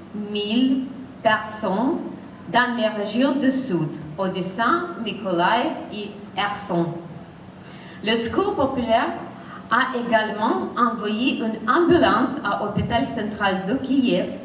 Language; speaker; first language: French; non-native, fluent; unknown